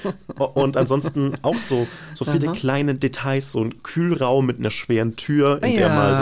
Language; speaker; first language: German; native; German